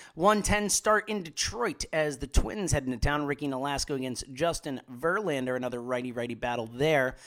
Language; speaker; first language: English; native; English